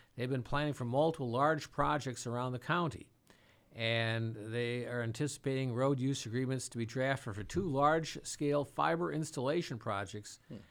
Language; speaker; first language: English; native; English